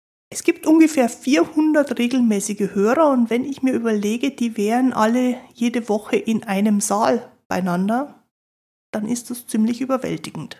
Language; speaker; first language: German; native; German